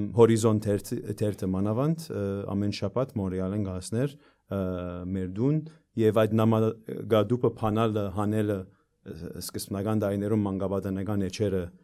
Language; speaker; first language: Armenian; early bilingual, heritage; Armenian